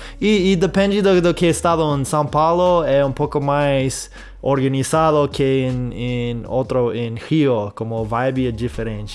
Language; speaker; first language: Portuguese; non-native, fluent; English